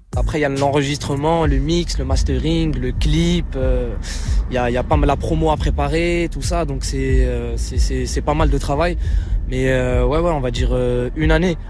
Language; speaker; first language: French; non-native, local second language; Arabic